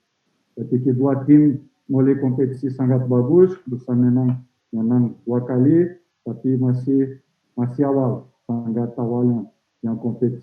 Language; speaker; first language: Indonesian; non-native, fluent; Portuguese